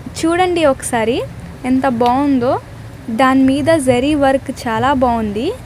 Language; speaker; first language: Telugu; non-native, local second language; Urdu